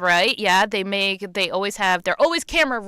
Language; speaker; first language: English; native; English